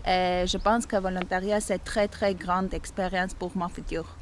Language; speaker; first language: French; non-native, learner; Armenian